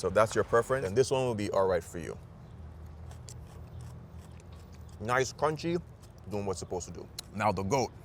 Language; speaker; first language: English; native; English